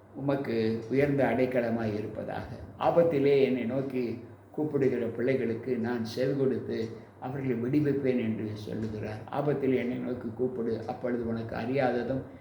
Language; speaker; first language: Tamil; native; Tamil